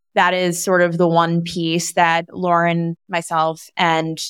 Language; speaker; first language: English; native; English